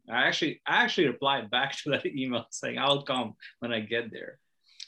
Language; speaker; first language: English; non-native, local second language; Hindi